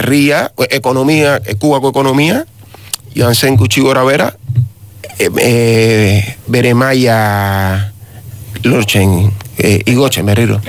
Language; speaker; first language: Basque; non-native, learner; Spanish